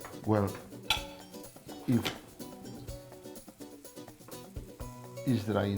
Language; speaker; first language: English; non-native, learner; Catalan